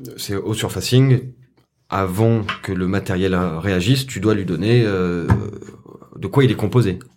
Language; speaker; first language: French; native; French